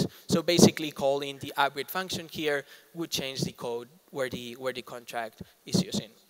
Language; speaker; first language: English; non-native, fluent; Spanish